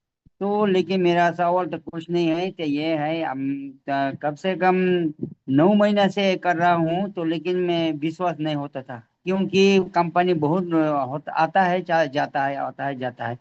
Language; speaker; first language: Hindi; non-native, learner; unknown